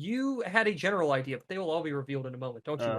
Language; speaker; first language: English; native; English